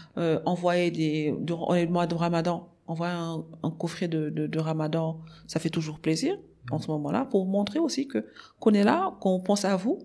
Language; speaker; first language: French; non-native, local second language; Wolof